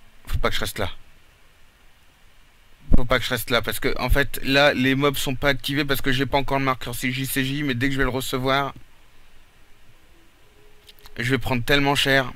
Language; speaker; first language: French; native; French